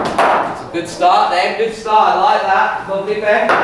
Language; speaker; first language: English; native; English